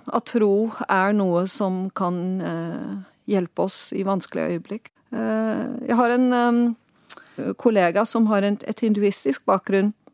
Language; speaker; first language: Norwegian; non-native, fluent; Dutch